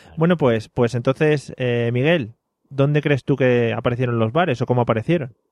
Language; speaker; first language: Spanish; native; Spanish